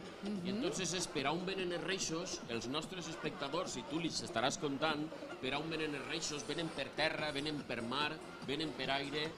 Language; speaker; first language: Catalan; native; Catalan